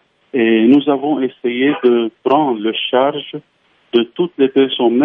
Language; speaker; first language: French; non-native, fluent; Arabic